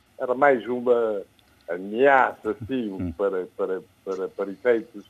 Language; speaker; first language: Portuguese; non-native, local second language; Kabuverdianu